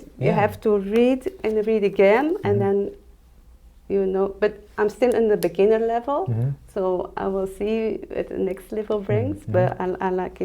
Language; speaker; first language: English; non-native, fluent; Dutch